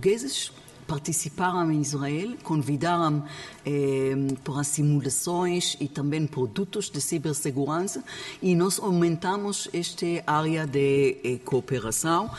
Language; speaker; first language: Portuguese; non-native, learner; Hebrew